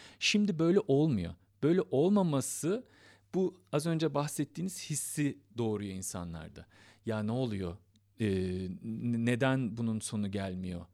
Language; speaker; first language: Turkish; native; Turkish